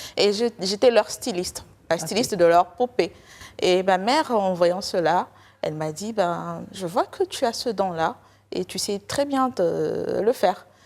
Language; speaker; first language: French; non-native, local second language; Lingala